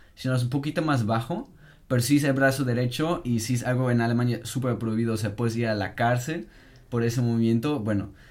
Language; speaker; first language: Spanish; non-native, fluent; German